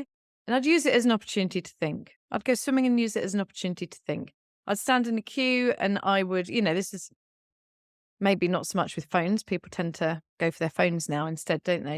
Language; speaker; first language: English; native; English